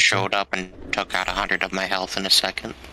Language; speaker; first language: English; native; English